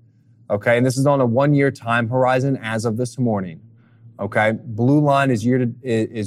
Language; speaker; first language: English; native; English